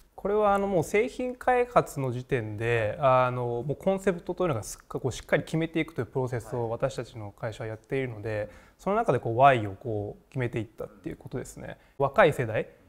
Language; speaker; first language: Japanese; native; Japanese